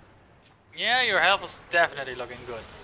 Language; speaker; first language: English; native; English